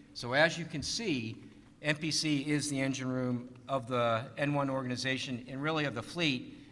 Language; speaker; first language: English; native; English